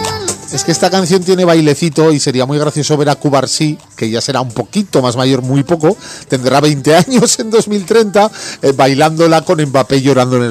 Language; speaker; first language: Spanish; native; Spanish